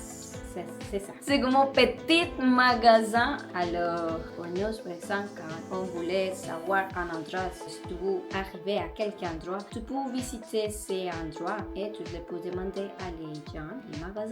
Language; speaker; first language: French; non-native, learner; Spanish